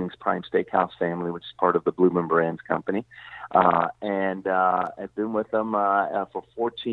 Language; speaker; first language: English; native; English